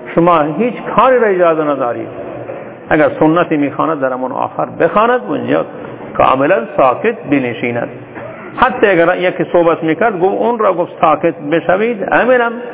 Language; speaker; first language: Persian; non-native, local second language; Turkmen